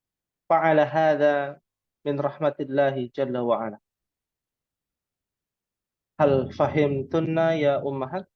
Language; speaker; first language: Arabic; non-native, fluent; Indonesian